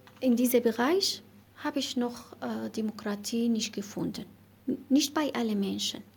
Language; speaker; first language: German; non-native, learner; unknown